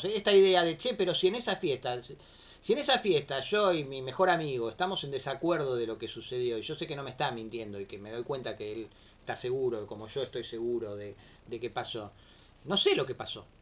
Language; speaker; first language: Spanish; native; Spanish